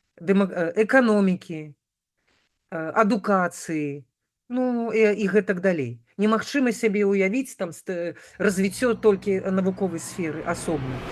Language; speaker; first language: Belarusian; native; Belarusian